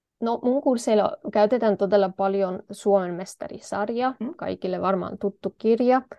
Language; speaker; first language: Finnish; non-native, fluent; Polish